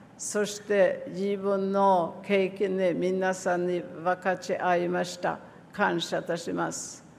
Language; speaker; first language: Japanese; non-native, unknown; Swedish